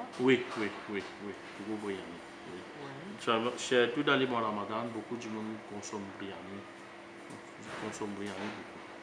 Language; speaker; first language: French; non-native, learner; Morisyen